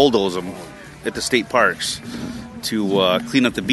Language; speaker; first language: English; native; English